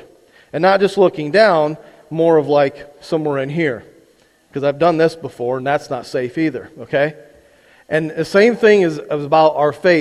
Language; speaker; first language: English; native; English